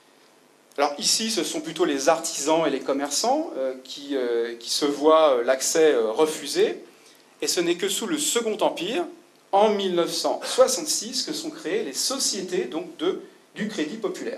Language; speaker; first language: French; native; French